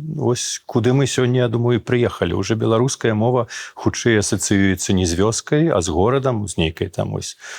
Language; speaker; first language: Belarusian; non-native, local second language; Russian